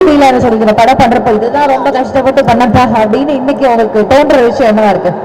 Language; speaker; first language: Tamil; native; Tamil